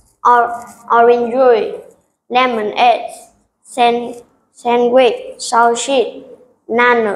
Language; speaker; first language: English; non-native, learner; Vietnamese